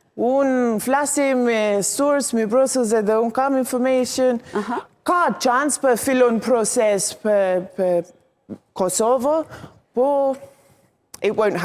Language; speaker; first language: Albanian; non-native, learner; English